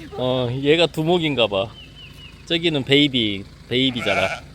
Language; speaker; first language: Korean; native; Korean